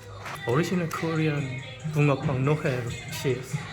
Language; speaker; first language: English; non-native, learner; Korean